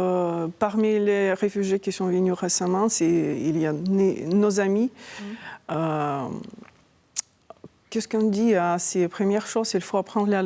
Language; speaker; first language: French; non-native, fluent; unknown